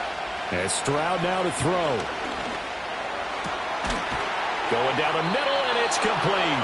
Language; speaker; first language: English; native; English